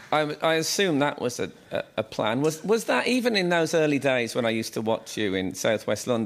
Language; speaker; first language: English; native; English